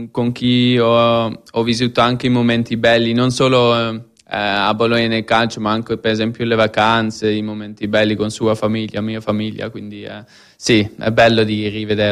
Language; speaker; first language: Italian; non-native, fluent; Dutch